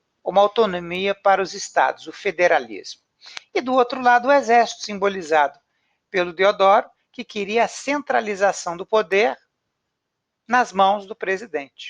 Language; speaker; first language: Portuguese; native; Portuguese